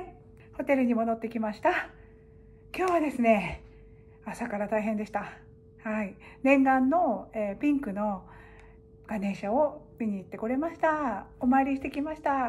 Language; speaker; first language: Japanese; native; Japanese